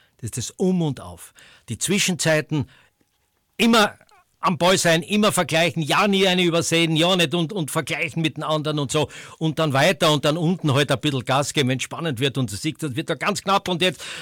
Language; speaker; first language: German; native; German